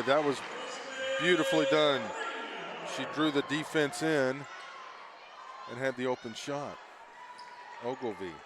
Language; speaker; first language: English; native; English